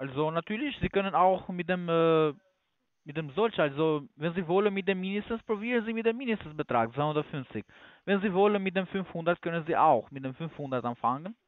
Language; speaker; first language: German; non-native, learner; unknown